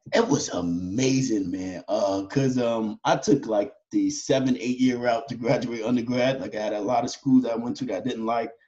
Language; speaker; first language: English; native; English